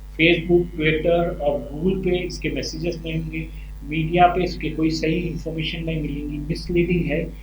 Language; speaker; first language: Hindi; non-native, local second language; Urdu